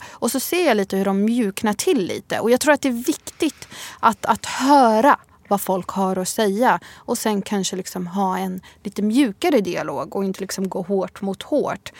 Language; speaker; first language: Swedish; early bilingual, other home language; Arabic